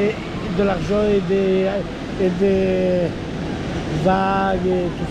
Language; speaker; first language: French; non-native, fluent; Spanish